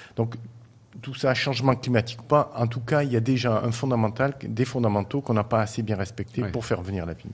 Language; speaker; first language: French; native; French